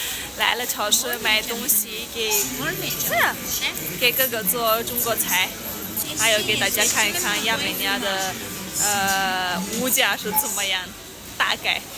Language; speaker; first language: Chinese; non-native, fluent; Armenian